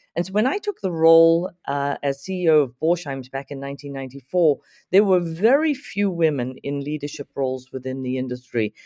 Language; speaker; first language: English; native; English